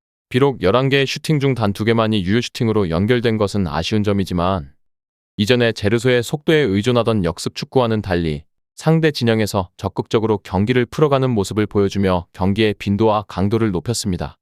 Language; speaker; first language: Korean; native; Korean